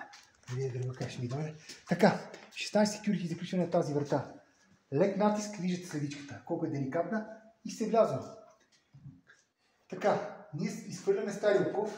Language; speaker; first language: Bulgarian; native; Bulgarian